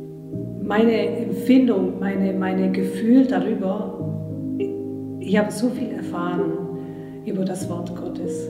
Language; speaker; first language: German; non-native, fluent; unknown